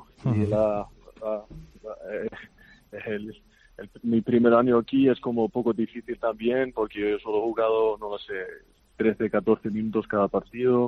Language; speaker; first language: Spanish; non-native, fluent; Icelandic